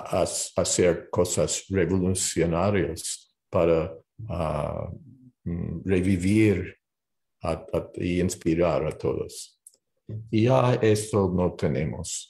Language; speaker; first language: Spanish; non-native, fluent; English